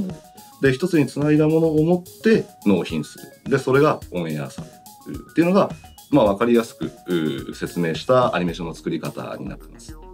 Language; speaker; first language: Japanese; native; Japanese